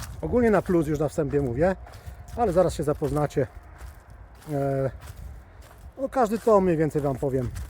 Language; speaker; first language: Polish; native; Polish